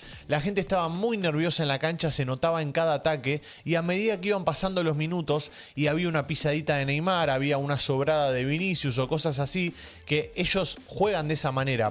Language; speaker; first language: Spanish; native; Spanish